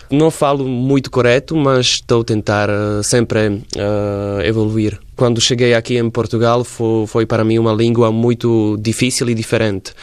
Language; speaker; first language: Portuguese; non-native, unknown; Slovak